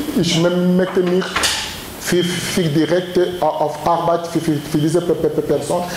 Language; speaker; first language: German; non-native, learner; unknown